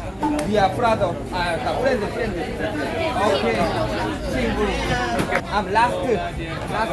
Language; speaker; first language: English; non-native, learner; Korean